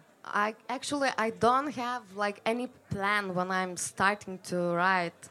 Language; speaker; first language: English; non-native, fluent; Lithuanian